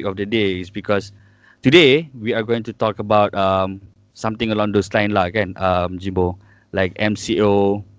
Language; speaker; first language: English; non-native, local second language; Malay